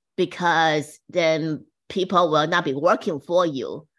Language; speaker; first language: English; non-native, fluent; Chinese